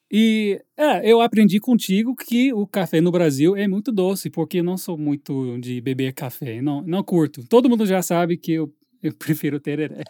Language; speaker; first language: Portuguese; non-native, fluent; English